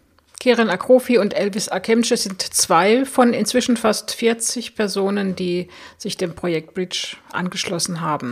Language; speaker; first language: German; native; German